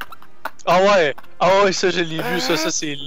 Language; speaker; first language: French; native; French